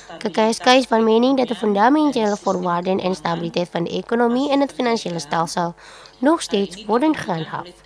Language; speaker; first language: Dutch; non-native, fluent; Indonesian